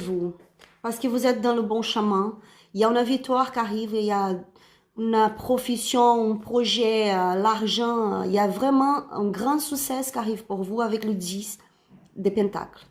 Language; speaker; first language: French; non-native, learner; Spanish